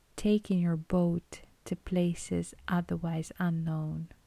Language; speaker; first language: English; non-native, fluent; Romanian